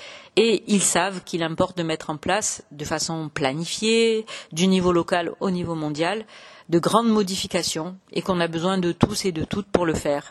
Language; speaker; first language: French; native; French